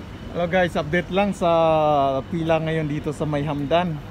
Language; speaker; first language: Filipino; non-native, local second language; Cebuano